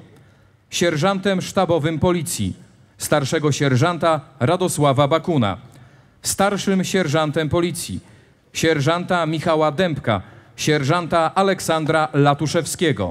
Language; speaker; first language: Polish; native; Polish